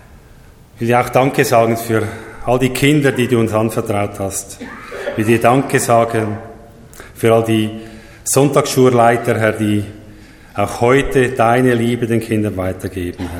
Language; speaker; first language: German; native; German